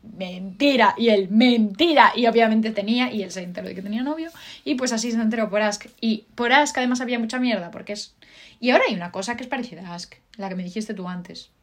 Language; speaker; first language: Spanish; native; Spanish